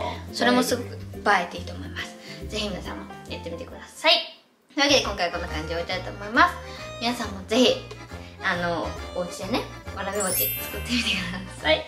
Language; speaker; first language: Japanese; native; Japanese